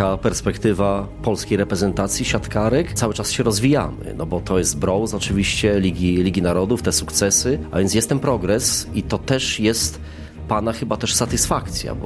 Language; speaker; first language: Polish; native; Polish